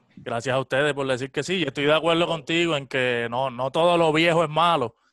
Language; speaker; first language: Spanish; native; Spanish